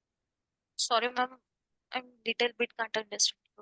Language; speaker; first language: English; non-native, learner; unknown